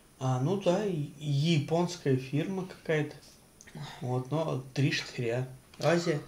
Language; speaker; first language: Russian; native; Russian